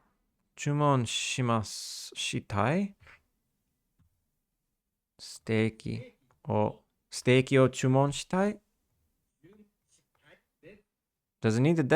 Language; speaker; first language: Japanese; non-native, learner; English